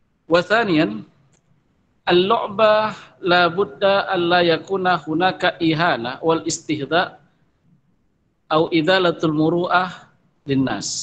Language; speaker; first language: Arabic; non-native, fluent; Indonesian